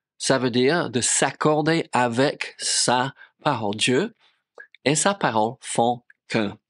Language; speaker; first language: French; non-native, fluent; English